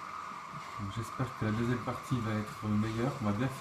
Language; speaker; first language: French; native; French